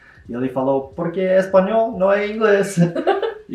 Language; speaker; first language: Portuguese; non-native, learner; English